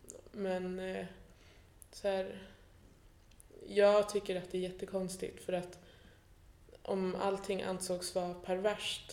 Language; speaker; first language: Swedish; early bilingual, other home language; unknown